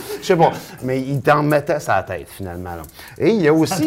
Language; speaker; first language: French; native; French